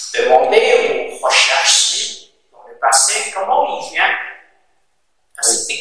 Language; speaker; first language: French; non-native, learner; Chinese